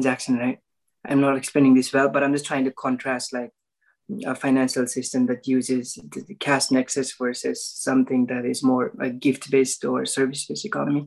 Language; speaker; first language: English; non-native, local second language; Nepali